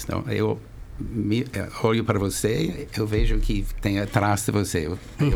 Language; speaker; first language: Portuguese; non-native, fluent; English